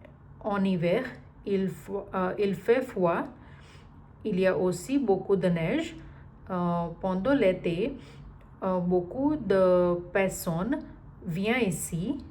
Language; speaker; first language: French; non-native, learner; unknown